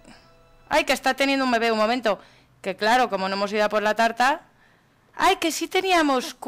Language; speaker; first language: Spanish; native; Spanish